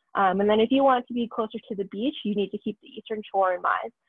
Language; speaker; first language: English; native; English